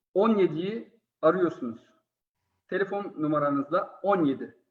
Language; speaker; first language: Turkish; early bilingual, heritage; Turkish